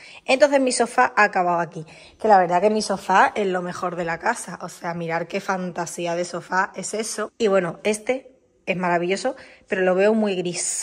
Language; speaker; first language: Spanish; native; Spanish